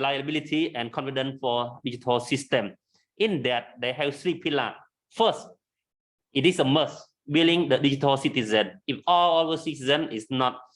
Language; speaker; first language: English; non-native, learner; Khmer